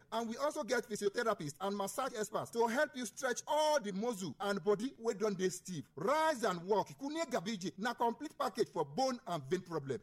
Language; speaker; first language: Nigerian Pidgin; non-native, local second language; Igbo